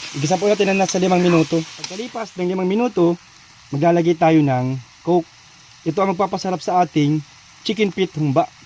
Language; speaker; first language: Filipino; non-native, local second language; Bikol